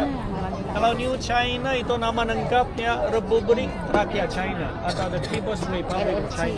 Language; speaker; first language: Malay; non-native, fluent; Chinese